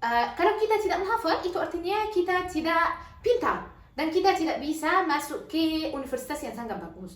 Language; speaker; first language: Indonesian; non-native, learner; Arabic